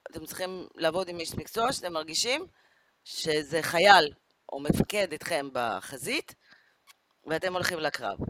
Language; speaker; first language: Hebrew; native; Hebrew